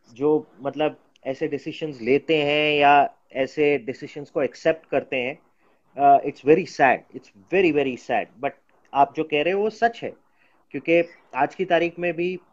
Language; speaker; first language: Hindi; non-native, local second language; Gujarati